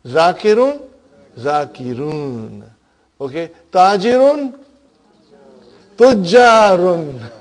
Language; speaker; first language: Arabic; non-native, fluent; Urdu